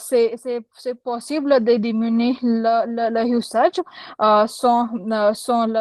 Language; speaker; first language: French; non-native, learner; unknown